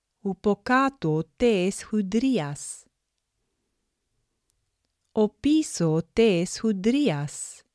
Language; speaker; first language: Greek; non-native, fluent; English